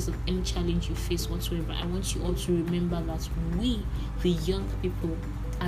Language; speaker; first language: English; non-native, local second language; Igbo